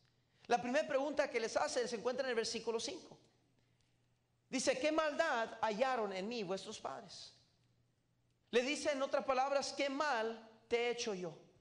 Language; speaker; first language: Spanish; native; Spanish